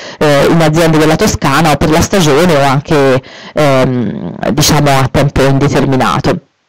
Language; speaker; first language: Italian; native; Italian